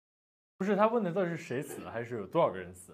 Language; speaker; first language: Chinese; native; Chinese